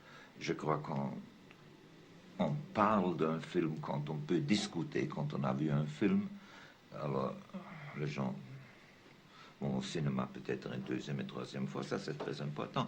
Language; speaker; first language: French; non-native, fluent; German